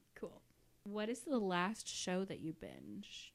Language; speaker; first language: English; native; English